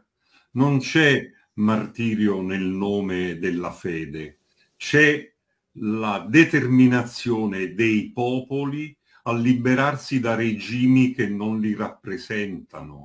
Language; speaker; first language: Italian; native; Italian